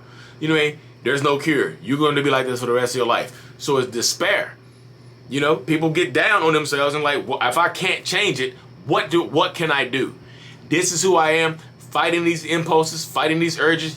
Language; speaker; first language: English; native; English